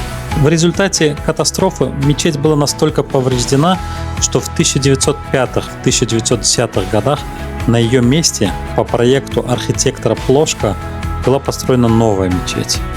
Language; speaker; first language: Russian; native; Russian